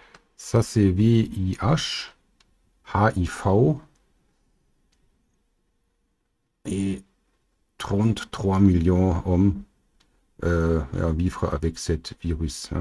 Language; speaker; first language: French; non-native, learner; German